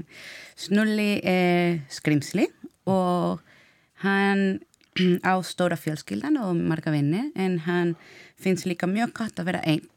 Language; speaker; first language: Icelandic; non-native, learner; Spanish